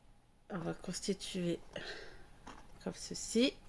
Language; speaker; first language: French; native; French